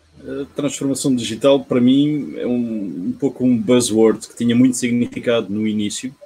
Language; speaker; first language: Portuguese; early bilingual, heritage; Portuguese